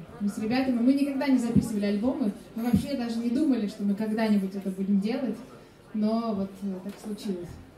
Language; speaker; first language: Russian; native; Russian